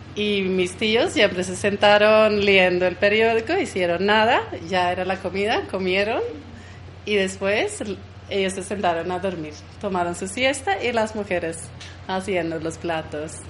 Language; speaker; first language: Spanish; non-native, fluent; Swedish